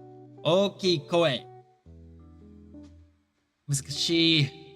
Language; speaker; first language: Japanese; non-native, learner; English